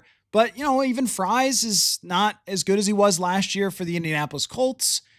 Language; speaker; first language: English; native; English